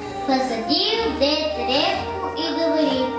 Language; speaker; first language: Russian; non-native, learner; Bulgarian